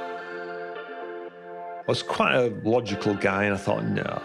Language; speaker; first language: English; native; English